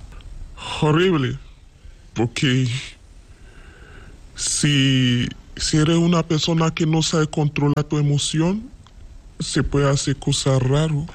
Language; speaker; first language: Spanish; non-native, learner; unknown